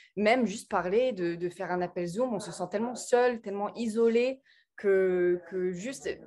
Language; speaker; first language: French; early bilingual, other home language; English